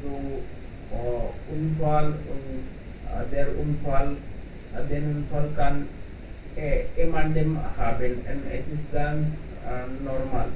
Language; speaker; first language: German; non-native, learner; Hindi